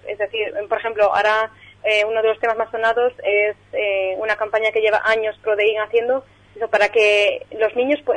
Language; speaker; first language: Spanish; native; Spanish